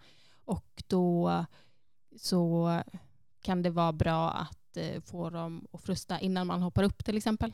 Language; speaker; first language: Swedish; native; Swedish